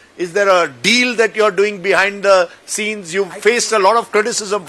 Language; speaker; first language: English; native; English